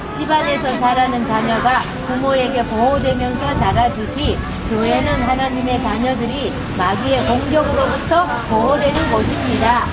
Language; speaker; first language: Korean; native; Korean